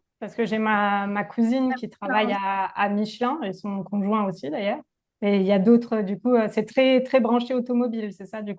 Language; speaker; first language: French; native; French